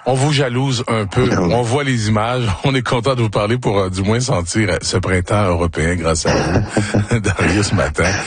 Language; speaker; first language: French; native; French